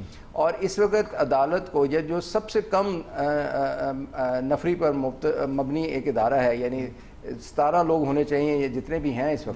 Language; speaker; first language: Urdu; native; Urdu